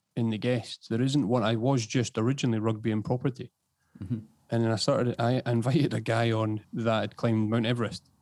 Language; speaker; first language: English; native; English